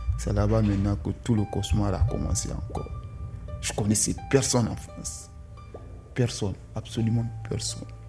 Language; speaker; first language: French; non-native, local second language; Susu